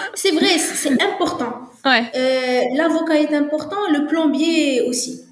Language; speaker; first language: French; non-native, local second language; Arabic